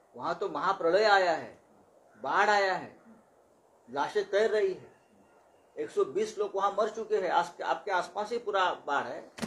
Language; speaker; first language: Hindi; non-native, local second language; Marathi